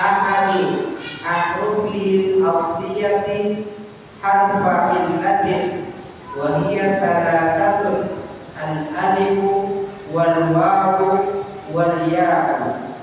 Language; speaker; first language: Arabic; non-native, fluent; Indonesian